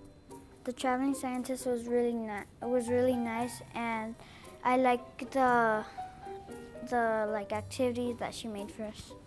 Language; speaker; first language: English; native; English